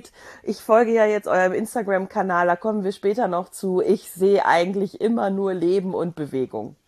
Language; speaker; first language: German; native; German